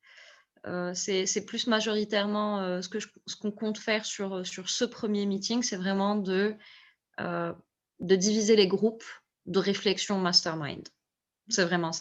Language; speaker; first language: French; non-native, local second language; Arabic